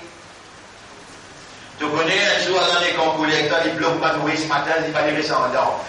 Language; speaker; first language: French; non-native, local second language; Morisyen